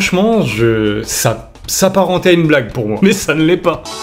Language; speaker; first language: French; native; French